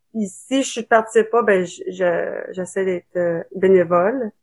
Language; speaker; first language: French; native; French